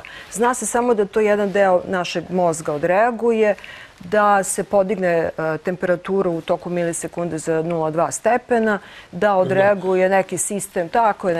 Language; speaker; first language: Croatian; native; Croatian